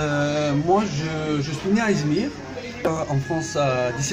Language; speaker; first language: French; early bilingual, heritage; French